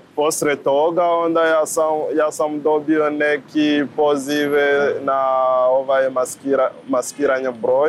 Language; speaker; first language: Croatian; non-native, learner; Rundi